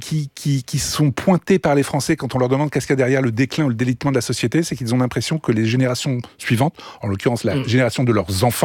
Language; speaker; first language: French; native; French